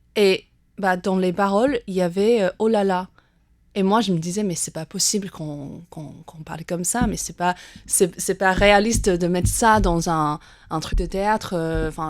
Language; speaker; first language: French; non-native, fluent; Chinese